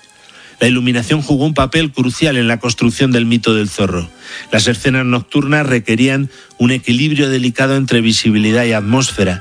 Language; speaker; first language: Spanish; native; Spanish